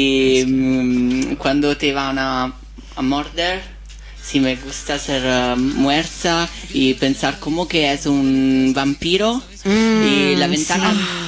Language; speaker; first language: Spanish; non-native, fluent; Italian